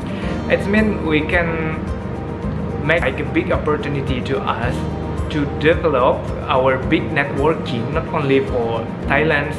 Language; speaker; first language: English; non-native, fluent; Indonesian